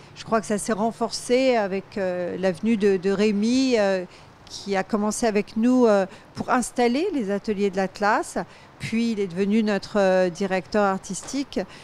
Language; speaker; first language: French; native; French